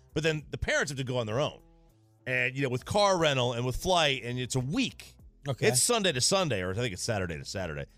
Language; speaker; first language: English; native; English